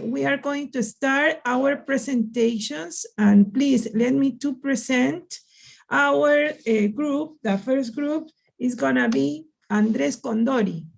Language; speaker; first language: English; non-native, learner; Spanish